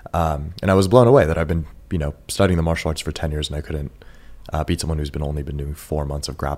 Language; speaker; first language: English; early bilingual, other home language; Persian